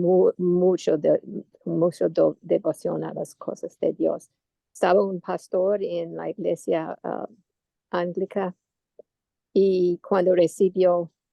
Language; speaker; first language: Spanish; non-native, learner; English